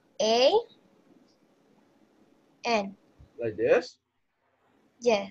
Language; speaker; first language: English; non-native, learner; Spanish